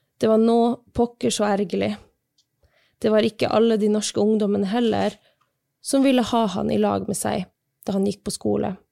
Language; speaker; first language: Norwegian; non-native, local second language; Northern Sami